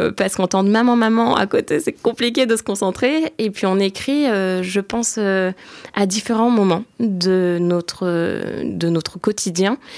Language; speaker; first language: French; early bilingual, other home language; Turkish